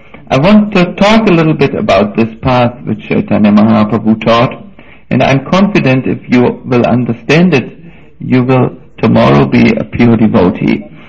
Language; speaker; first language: English; non-native, fluent; German